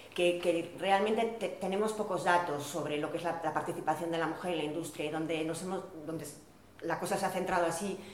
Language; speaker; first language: Spanish; non-native, local second language; Galician